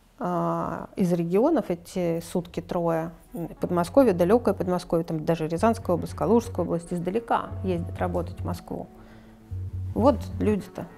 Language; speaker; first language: Russian; native; Russian